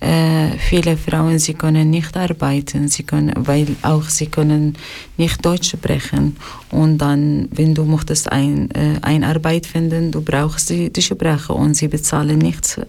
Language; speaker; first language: German; non-native, learner; Arabic